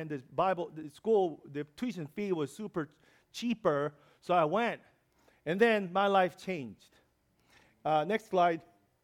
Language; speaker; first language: English; non-native, learner; Korean